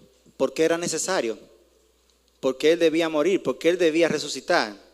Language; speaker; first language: Spanish; native; Spanish